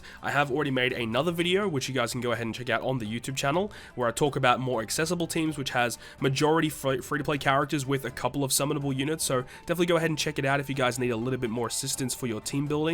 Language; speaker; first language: English; native; English